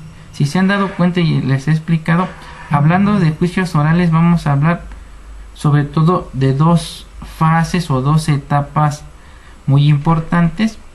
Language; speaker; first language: Spanish; native; Spanish